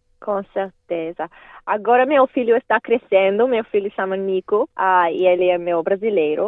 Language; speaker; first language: Portuguese; non-native, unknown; Russian